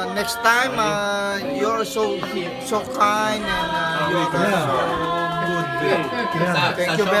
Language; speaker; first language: English; non-native, local second language; Filipino